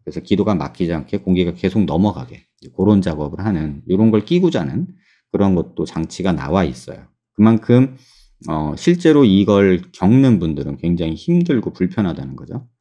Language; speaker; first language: Korean; native; Korean